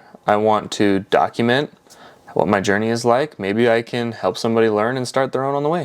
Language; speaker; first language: English; native; English